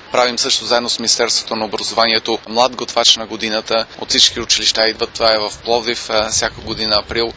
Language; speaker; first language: Bulgarian; non-native, fluent; German